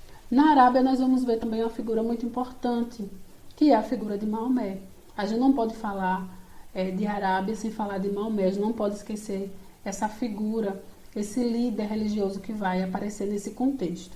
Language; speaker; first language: Portuguese; native; Portuguese